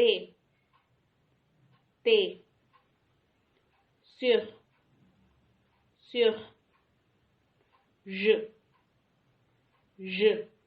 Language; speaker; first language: French; non-native, fluent; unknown